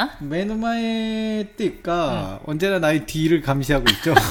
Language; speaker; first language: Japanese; non-native, fluent; Korean